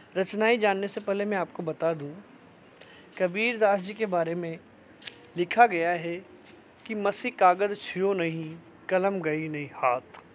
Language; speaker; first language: Hindi; native; Hindi